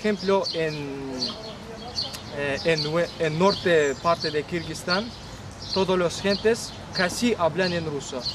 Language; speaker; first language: Spanish; non-native, learner; Kyrgyz